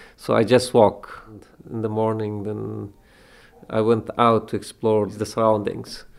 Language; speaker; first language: English; non-native, fluent; Persian